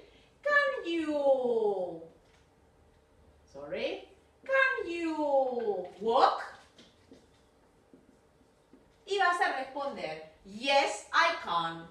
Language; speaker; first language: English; non-native, fluent; Spanish